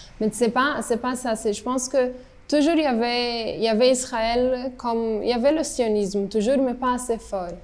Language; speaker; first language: French; early bilingual, heritage; French